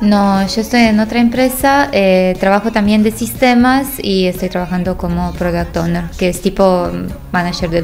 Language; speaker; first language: Spanish; non-native, fluent; Romanian